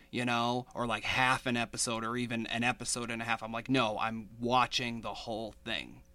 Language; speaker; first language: English; native; English